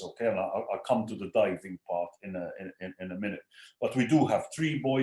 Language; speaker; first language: English; non-native, local second language; Maltese